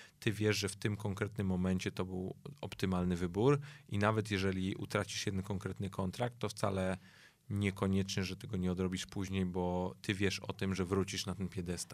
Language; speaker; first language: Polish; native; Polish